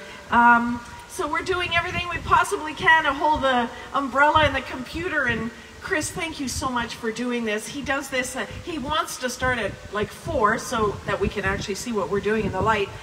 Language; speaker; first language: English; native; English